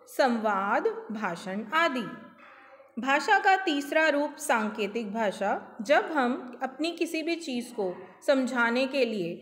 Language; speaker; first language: Hindi; native; Hindi